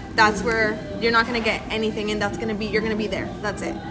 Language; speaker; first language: English; early bilingual, other home language; Spanish